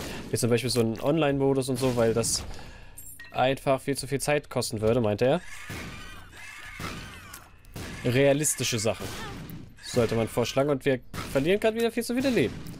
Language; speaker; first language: German; native; German